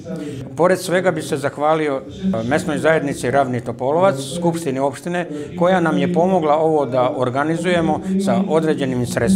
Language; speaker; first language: Serbian; native; Serbian